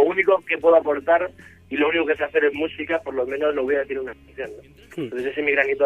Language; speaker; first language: Spanish; native; Spanish